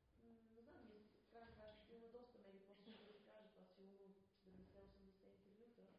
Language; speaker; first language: Bulgarian; native; Bulgarian